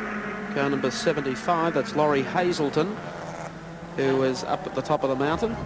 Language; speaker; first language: English; native; English